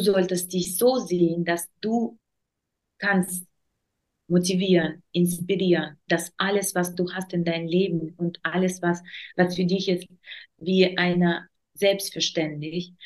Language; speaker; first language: German; non-native, learner; Russian